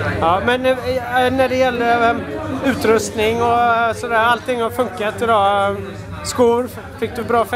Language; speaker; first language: Swedish; native; Swedish